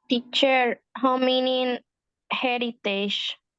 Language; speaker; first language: English; non-native, learner; Spanish